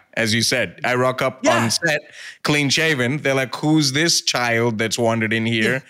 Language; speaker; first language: English; early bilingual, other home language; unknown